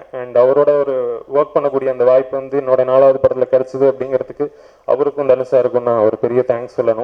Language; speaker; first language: Tamil; native; Tamil